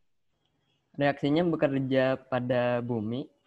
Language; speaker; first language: Indonesian; native; Indonesian